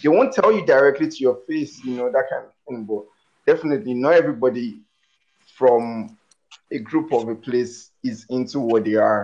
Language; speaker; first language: English; non-native, local second language; Yoruba